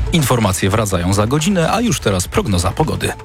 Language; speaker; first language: Polish; native; Polish